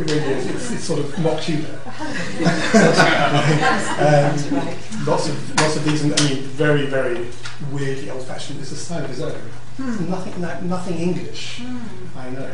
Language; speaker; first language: English; native; English